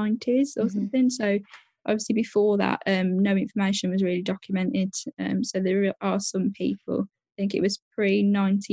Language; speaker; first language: English; native; English